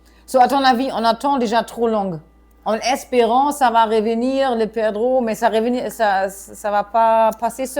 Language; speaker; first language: French; non-native, fluent; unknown